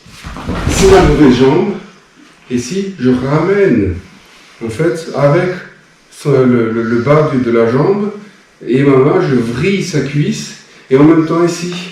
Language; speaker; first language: French; native; French